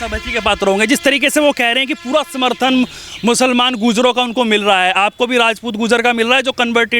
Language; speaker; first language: Hindi; native; Hindi